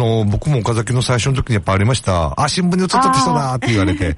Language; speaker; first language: Japanese; native; Japanese